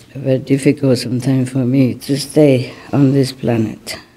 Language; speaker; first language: English; non-native, fluent; Vietnamese